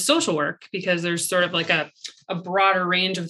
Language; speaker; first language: English; native; English